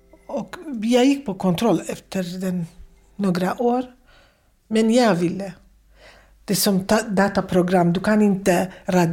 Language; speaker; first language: Swedish; non-native, fluent; Kurdish